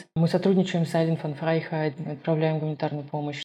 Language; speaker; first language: Russian; non-native, local second language; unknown